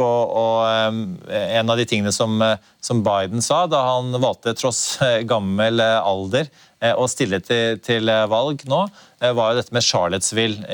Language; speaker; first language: Norwegian; native; Norwegian